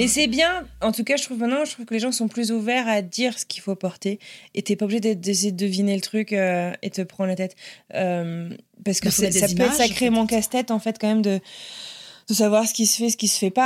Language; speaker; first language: French; native; French